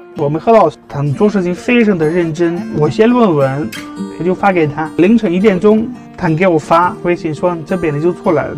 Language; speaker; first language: Chinese; non-native, fluent; Bulgarian